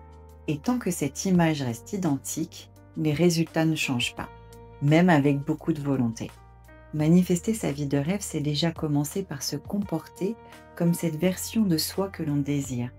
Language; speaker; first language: French; native; French